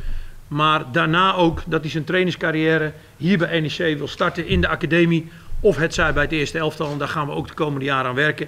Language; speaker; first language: Dutch; native; Dutch